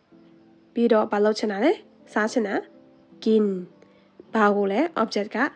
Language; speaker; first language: Burmese; native; Burmese